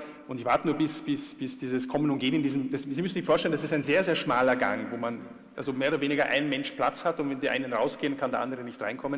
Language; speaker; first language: German; native; German